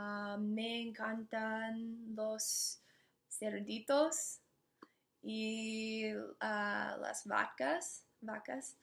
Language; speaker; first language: Spanish; non-native, learner; English